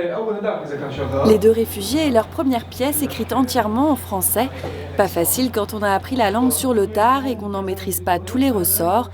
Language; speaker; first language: French; native; French